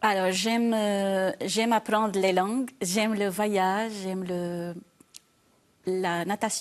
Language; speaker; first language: French; non-native, fluent; Arabic